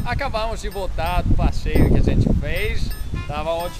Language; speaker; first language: Portuguese; non-native, learner; Greek